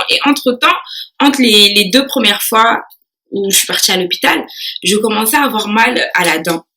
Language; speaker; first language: French; early bilingual, other home language; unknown